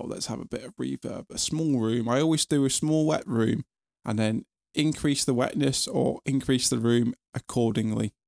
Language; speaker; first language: English; native; English